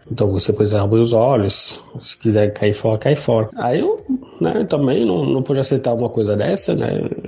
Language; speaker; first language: Portuguese; non-native, learner; Arabic